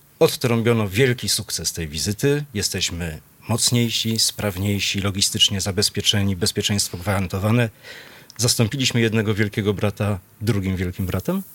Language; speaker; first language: Polish; native; Polish